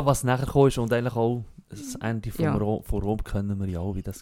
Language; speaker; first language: German; native; German